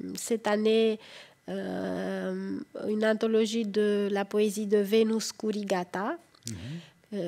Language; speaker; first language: French; non-native, fluent; Romanian